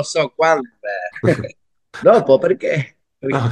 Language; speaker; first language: Italian; non-native, learner; Spanish